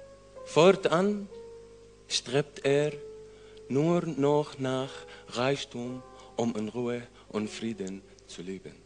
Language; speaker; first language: German; non-native, learner; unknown